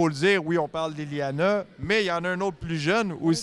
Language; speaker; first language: French; native; French